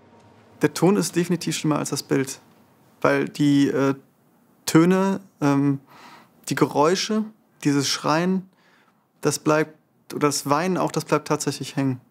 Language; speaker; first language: German; native; German